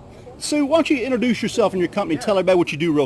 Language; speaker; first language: English; native; English